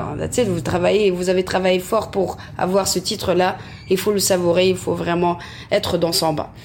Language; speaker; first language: French; non-native, local second language; Arabic